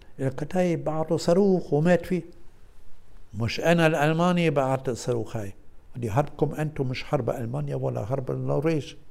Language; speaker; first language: Arabic; non-native, fluent; German